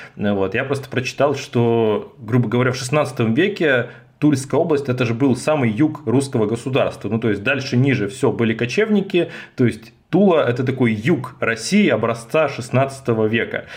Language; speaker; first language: Russian; native; Russian